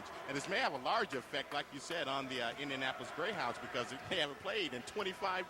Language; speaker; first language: English; native; English